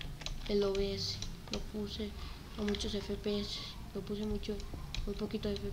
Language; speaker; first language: Spanish; native; Spanish